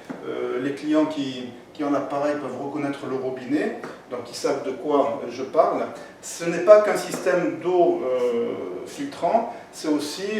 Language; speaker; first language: French; native; French